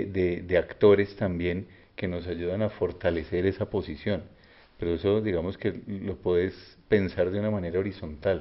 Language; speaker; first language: Spanish; native; Spanish